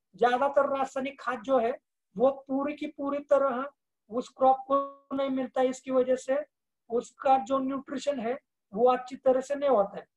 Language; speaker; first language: Hindi; non-native, local second language; Marathi